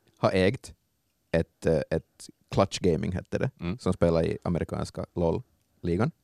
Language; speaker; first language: Swedish; native; Swedish